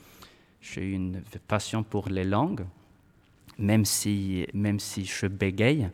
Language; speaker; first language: French; non-native, fluent; Swedish